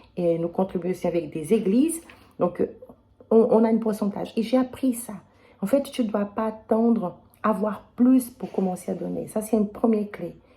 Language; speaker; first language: French; non-native, fluent; Portuguese